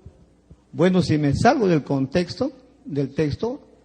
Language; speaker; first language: Spanish; native; Spanish